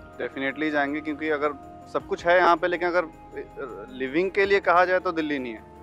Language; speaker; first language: Hindi; native; Hindi